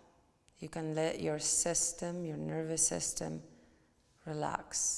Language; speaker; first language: English; non-native, fluent; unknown